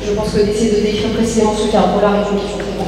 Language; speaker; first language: French; native; French